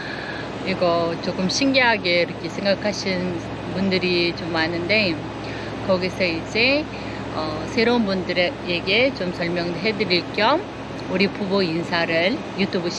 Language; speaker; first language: Korean; non-native, fluent; Uzbek